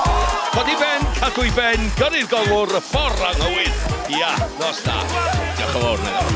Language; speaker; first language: Welsh; native; Welsh